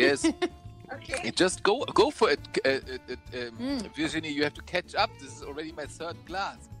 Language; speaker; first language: English; non-native, fluent; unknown